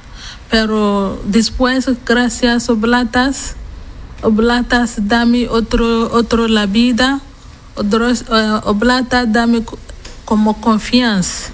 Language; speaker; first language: Spanish; non-native, learner; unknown